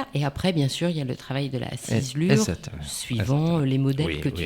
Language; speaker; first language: French; native; French